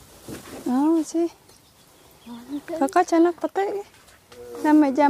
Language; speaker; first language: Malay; non-native, local second language; Sundanese